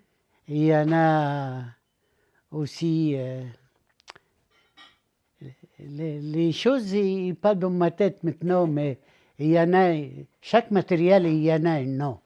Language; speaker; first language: French; non-native, learner; Arabic